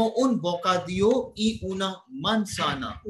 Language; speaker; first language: Spanish; non-native, fluent; Hindi